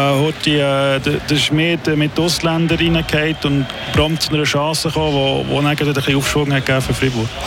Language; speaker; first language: German; native; German